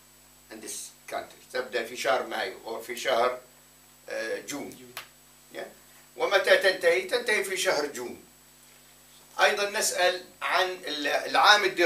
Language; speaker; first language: Arabic; non-native, fluent; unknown